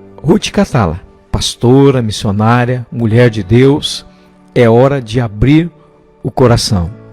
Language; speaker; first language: Portuguese; native; Portuguese